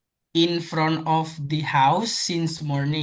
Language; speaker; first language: English; non-native, fluent; Indonesian